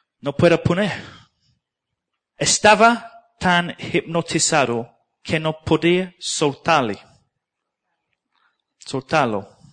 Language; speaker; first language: Spanish; non-native, learner; English